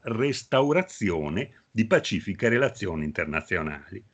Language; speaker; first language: Italian; native; Italian